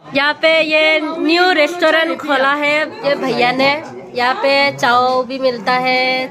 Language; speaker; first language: Hindi; non-native, local second language; Kok Borok